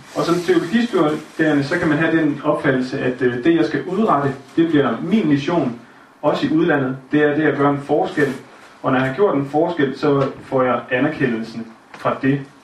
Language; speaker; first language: Danish; native; Danish